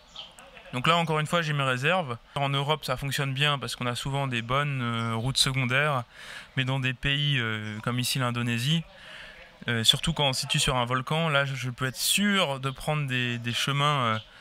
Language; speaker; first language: French; native; French